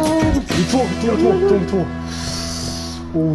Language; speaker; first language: Swedish; early bilingual, other home language; Turkish